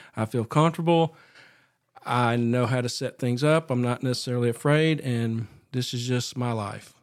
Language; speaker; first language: English; native; English